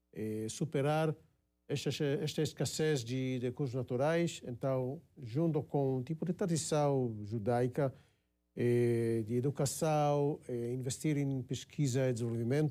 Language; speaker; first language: Portuguese; non-native, fluent; Hebrew